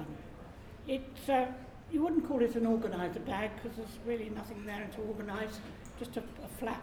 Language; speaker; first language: English; native; English